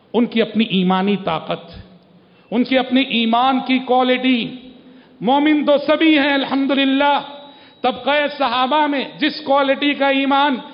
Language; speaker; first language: Urdu; native; Urdu